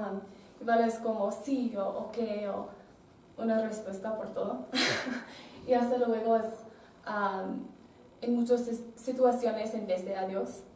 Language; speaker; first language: Spanish; non-native, learner; English